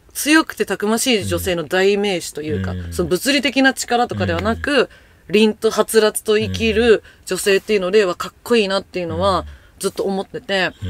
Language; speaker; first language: Japanese; native; Japanese